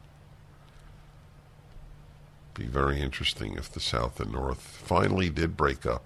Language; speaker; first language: English; native; English